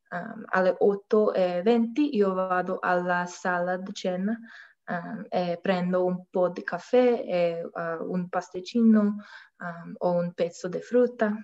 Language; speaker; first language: Italian; non-native, learner; English